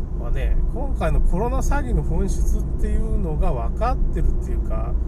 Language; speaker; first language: Japanese; native; Japanese